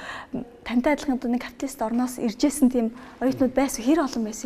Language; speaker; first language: Mongolian; native; Mongolian